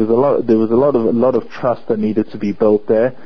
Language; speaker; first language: English; native; English